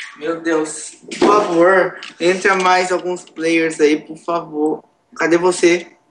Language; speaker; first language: Portuguese; native; Portuguese